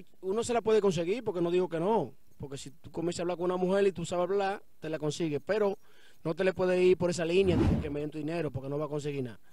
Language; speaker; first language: Spanish; native; Spanish